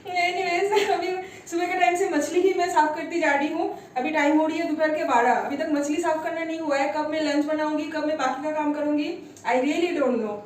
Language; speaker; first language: Hindi; non-native, local second language; Bangla